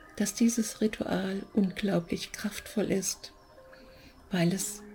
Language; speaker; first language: German; native; German